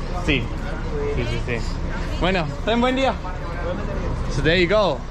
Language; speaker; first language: Spanish; non-native, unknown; Danish